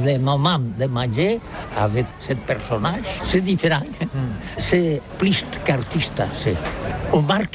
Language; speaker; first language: French; non-native, learner; Catalan